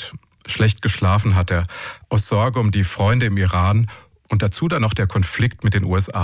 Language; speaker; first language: German; native; German